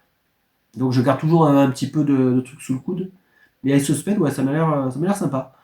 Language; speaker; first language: French; native; French